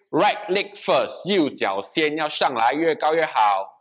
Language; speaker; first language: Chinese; non-native, local second language; English